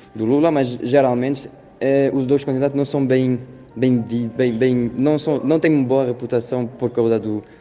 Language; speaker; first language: Portuguese; non-native, fluent; French